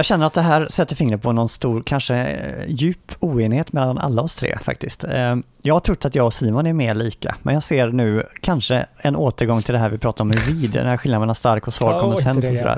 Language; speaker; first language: Swedish; native; Swedish